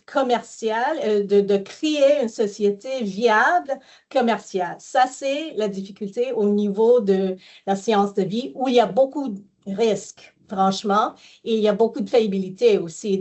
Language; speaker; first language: French; non-native, fluent; English